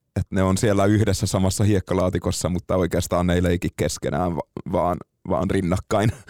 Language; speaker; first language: Finnish; native; Finnish